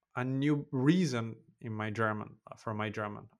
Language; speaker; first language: English; non-native, fluent; Portuguese